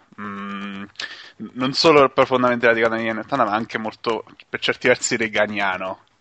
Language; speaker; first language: Italian; native; Italian